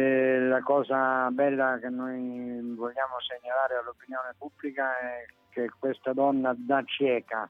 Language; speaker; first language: Italian; native; Italian